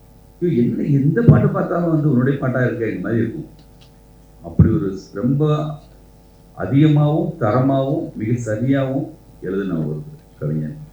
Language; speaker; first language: Tamil; native; Tamil